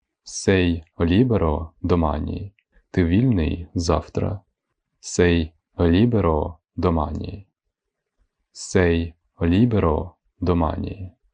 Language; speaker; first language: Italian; non-native, fluent; Ukrainian